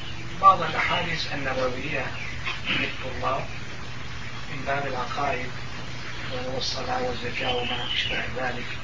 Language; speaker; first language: Arabic; non-native, fluent; Turkish